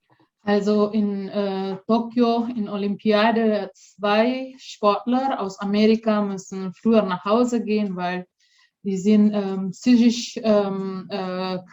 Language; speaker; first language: German; non-native, fluent; Indonesian